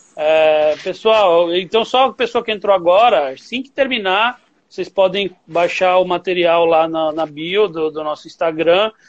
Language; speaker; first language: Portuguese; native; Portuguese